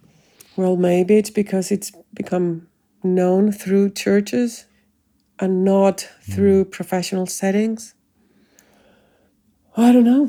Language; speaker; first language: English; non-native, fluent; Spanish